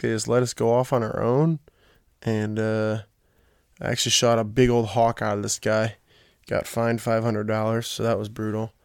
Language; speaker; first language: English; native; English